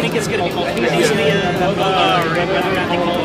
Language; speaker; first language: English; native; English